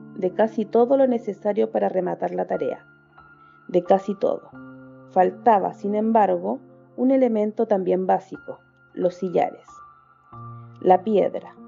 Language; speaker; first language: Spanish; native; Spanish